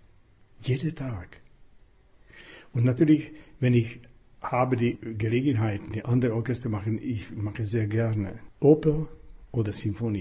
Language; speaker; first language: German; non-native, fluent; Slovak